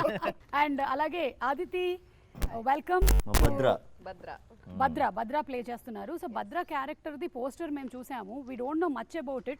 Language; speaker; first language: Telugu; native; Telugu